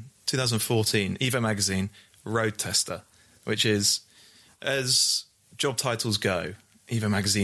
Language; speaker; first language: English; native; English